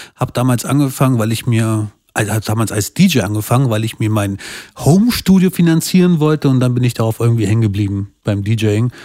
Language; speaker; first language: German; early bilingual, other home language; Albanian